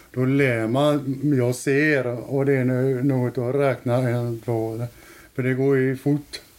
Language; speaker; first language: Swedish; native; Swedish